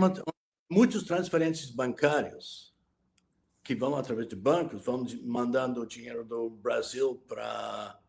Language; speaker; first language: Portuguese; non-native, fluent; English